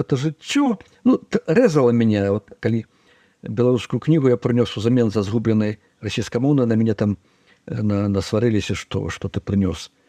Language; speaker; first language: Belarusian; native; Belarusian